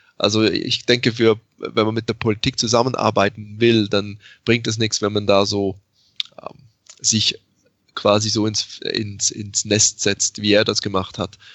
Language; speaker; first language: German; native; German